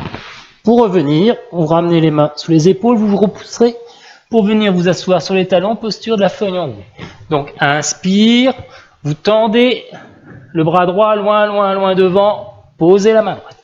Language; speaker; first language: French; native; French